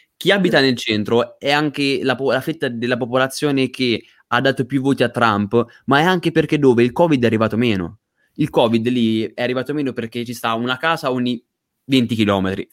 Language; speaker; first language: Italian; native; Italian